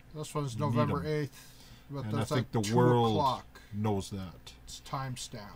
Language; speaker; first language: English; native; English